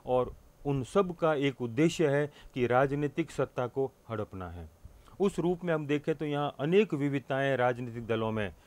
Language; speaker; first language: Hindi; native; Hindi